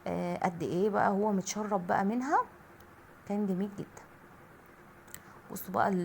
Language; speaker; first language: Arabic; native; Arabic